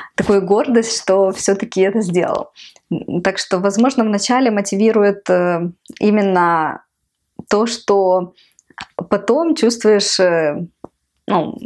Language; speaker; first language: Russian; non-native, local second language; Ukrainian